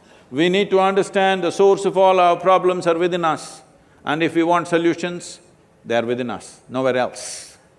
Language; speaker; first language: English; non-native, local second language; Kannada